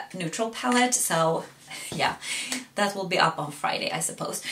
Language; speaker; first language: English; non-native, fluent; Swedish